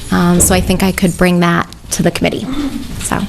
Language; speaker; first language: English; native; English